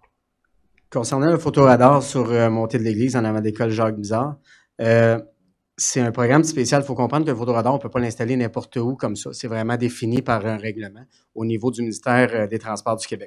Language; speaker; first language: French; native; French